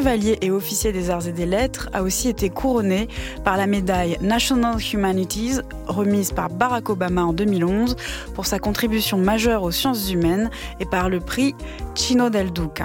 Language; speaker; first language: French; native; French